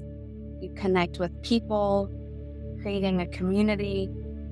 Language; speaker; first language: English; native; English